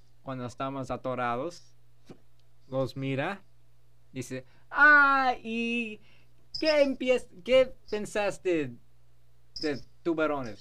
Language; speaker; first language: Spanish; non-native, learner; English